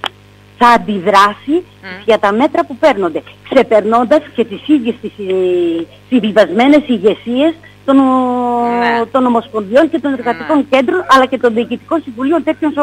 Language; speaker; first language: Greek; native; Greek